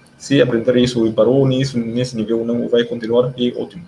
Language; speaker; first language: Portuguese; non-native, learner; Arabic